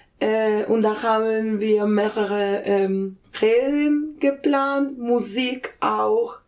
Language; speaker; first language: German; non-native, fluent; Spanish